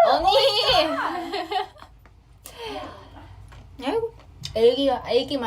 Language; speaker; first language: Korean; non-native, fluent; Chinese